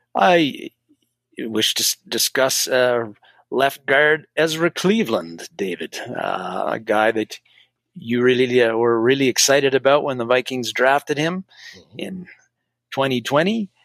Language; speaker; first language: English; native; English